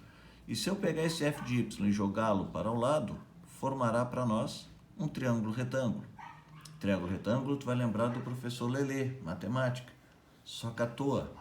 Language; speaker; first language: Portuguese; native; Portuguese